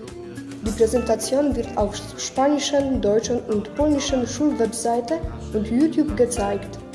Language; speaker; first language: German; non-native, learner; Polish